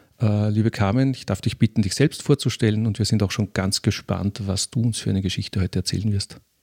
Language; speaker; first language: German; native; German